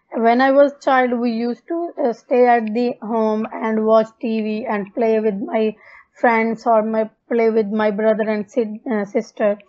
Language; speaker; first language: English; non-native, local second language; Punjabi